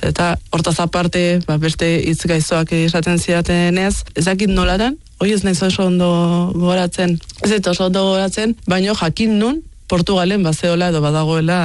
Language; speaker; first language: Basque; native; Basque